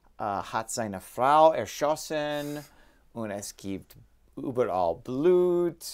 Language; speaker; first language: German; non-native, learner; English